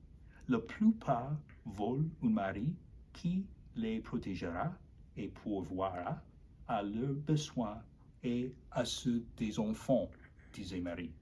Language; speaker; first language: French; non-native, learner; English